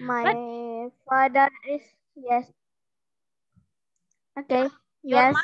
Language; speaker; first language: English; non-native, learner; Indonesian